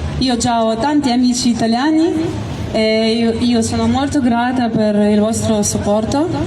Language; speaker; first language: Italian; non-native, learner; Ukrainian